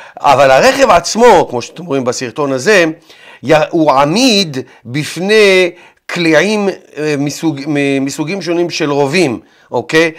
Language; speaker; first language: Hebrew; native; Hebrew